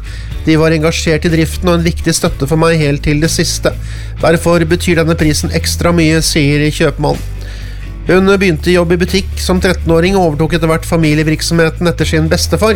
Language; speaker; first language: Norwegian; native; Norwegian